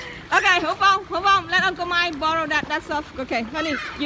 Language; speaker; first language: English; non-native, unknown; Vietnamese